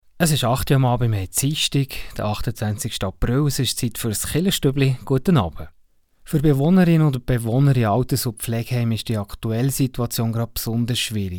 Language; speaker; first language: German; native; German